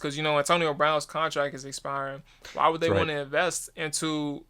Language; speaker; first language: English; native; English